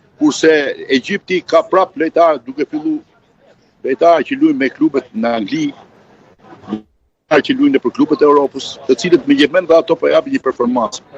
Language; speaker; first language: Albanian; native; Albanian